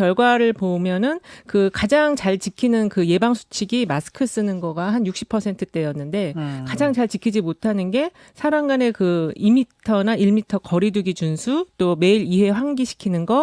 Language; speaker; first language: Korean; native; Korean